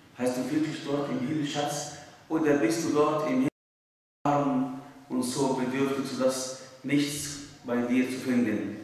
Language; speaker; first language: German; non-native, fluent; Arabic